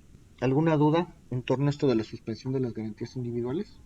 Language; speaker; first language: Spanish; native; Spanish